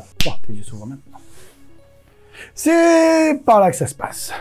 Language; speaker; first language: French; native; French